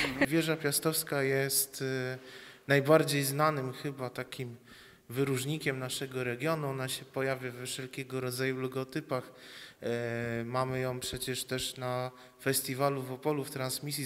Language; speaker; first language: Polish; native; Polish